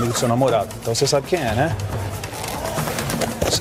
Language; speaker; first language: Portuguese; native; Portuguese